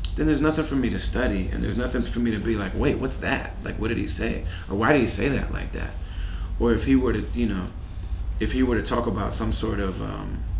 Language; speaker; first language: English; native; English